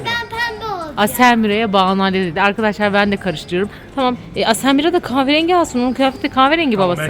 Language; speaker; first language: Turkish; native; Turkish